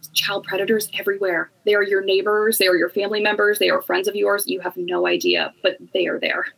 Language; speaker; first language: English; native; English